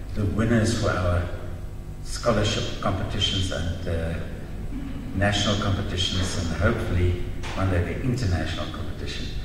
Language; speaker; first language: English; non-native, local second language; Afrikaans